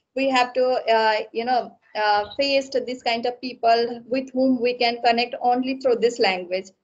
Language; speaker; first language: English; non-native, local second language; Assamese